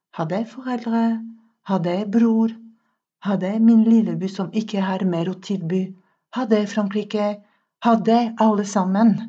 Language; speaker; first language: Norwegian; non-native, fluent; French